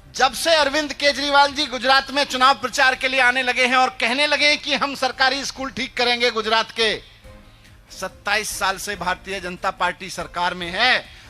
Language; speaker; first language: Hindi; native; Hindi